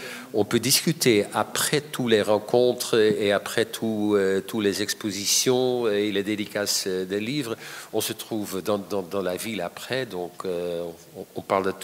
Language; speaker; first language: French; non-native, fluent; Dutch